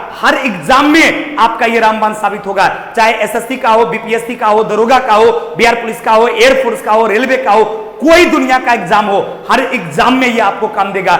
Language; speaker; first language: Hindi; native; Hindi